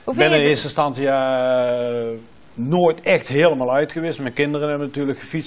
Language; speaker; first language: Dutch; native; Dutch